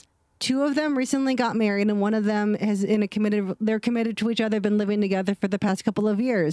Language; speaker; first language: English; native; English